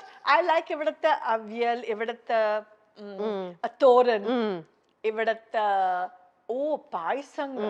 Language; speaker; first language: Malayalam; non-native, fluent; Kannada